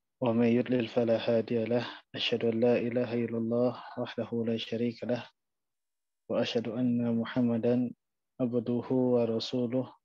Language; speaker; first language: Arabic; non-native, fluent; Indonesian